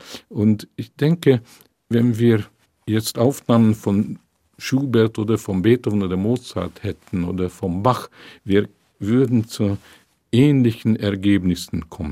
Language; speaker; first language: German; non-native, fluent; Hungarian